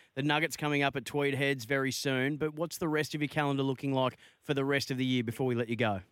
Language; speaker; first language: English; native; English